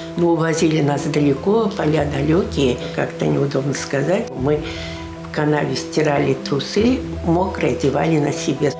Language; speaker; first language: Russian; non-native, local second language; Crimean Tatar